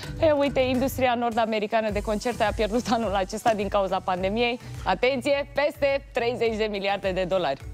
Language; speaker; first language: Romanian; native; Romanian